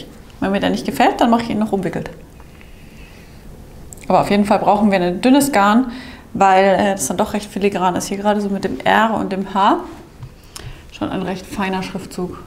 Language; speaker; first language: German; native; German